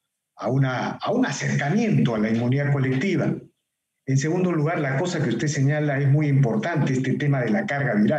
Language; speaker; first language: Spanish; native; Spanish